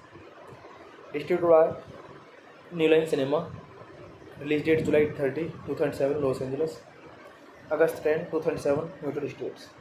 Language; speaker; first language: English; non-native, learner; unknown